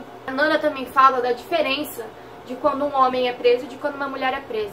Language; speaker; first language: Portuguese; native; Portuguese